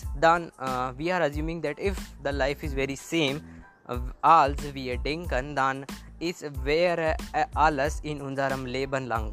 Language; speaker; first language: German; non-native, learner; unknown